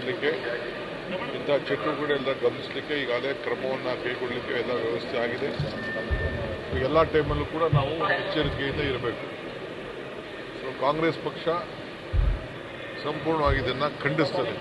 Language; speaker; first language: Kannada; native; Kannada